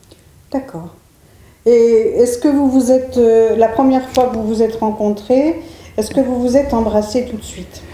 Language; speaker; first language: French; native; French